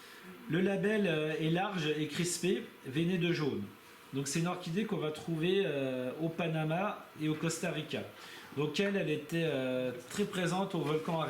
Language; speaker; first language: French; native; French